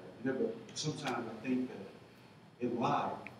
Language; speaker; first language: English; native; English